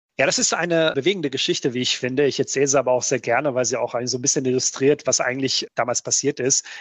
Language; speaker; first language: German; early bilingual, other home language; Bosnian